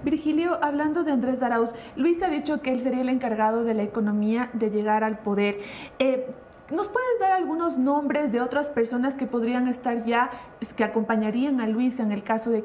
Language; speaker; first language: Spanish; native; Spanish